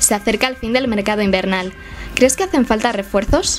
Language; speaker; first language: Spanish; native; Spanish